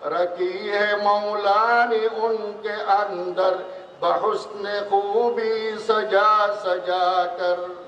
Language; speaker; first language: Urdu; non-native, fluent; Bangla